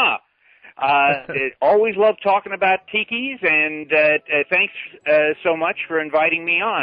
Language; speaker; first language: English; native; English